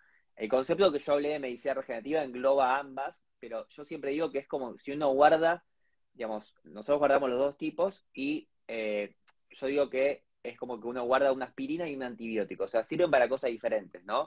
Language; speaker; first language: Spanish; native; Spanish